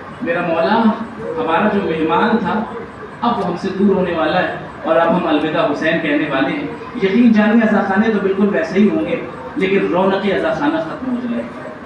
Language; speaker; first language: Urdu; native; Urdu